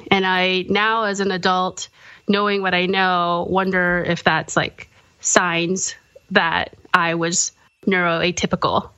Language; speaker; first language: English; early bilingual, other home language; Korean